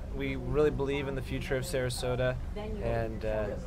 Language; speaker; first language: English; native; English